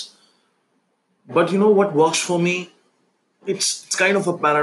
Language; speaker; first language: English; non-native, local second language; Hindi